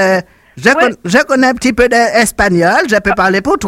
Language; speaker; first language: French; native; French